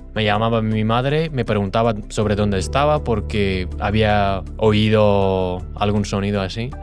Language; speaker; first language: Spanish; non-native, fluent; Persian